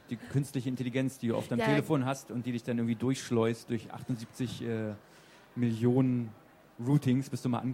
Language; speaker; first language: German; native; German